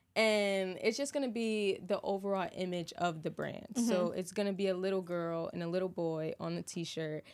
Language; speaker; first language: English; native; English